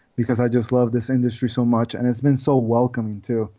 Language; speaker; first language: English; non-native, fluent; Spanish